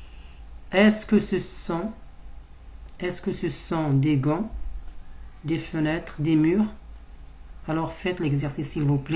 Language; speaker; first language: French; non-native, local second language; Arabic